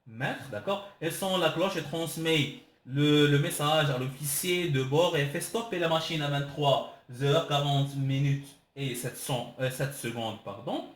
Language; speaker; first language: French; non-native, local second language; Arabic